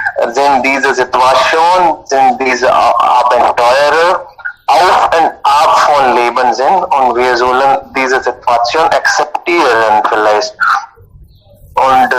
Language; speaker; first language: German; non-native, learner; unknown